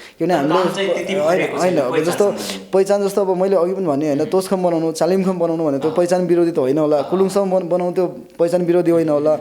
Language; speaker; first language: Nepali; non-native, local second language; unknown